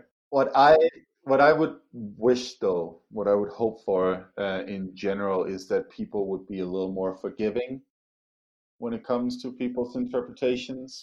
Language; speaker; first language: English; non-native, fluent; Danish